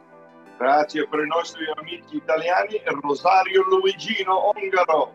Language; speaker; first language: Italian; early bilingual, heritage; Italian